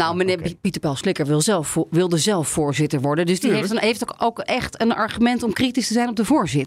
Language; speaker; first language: Dutch; native; Dutch